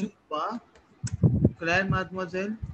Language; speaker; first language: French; non-native, fluent; Hindi